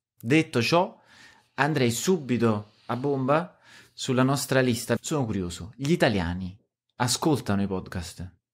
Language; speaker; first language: Italian; native; Italian